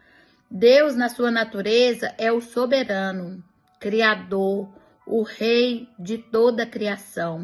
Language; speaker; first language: Portuguese; native; Portuguese